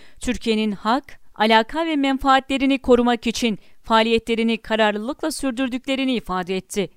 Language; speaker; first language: Turkish; native; Turkish